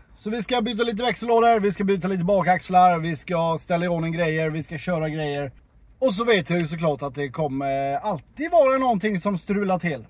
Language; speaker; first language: Swedish; native; Swedish